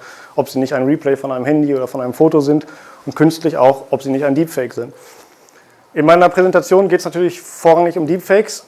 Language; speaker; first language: German; native; German